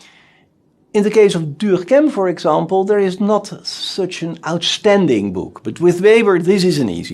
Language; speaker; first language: English; non-native, fluent; Dutch